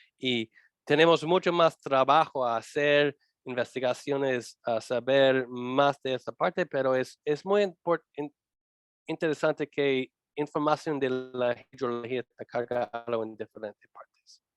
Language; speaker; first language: Spanish; non-native, learner; English